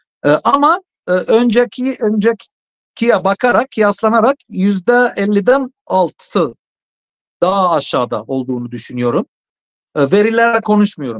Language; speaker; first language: Turkish; non-native, fluent; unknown